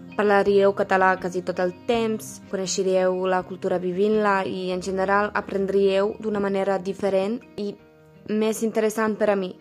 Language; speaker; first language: Catalan; non-native, fluent; Serbian